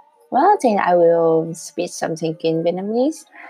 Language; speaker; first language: English; non-native, learner; Vietnamese